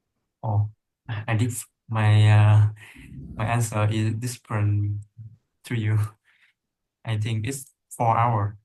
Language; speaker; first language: English; non-native, learner; Vietnamese